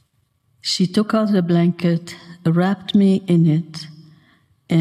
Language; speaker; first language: English; native; English